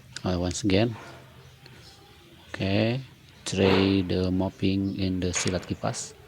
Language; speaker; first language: English; non-native, learner; Indonesian